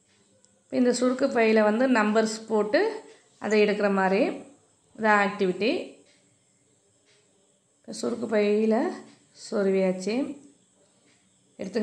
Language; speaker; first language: Tamil; native; Tamil